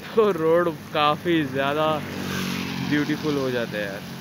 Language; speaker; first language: Hindi; non-native, local second language; Marathi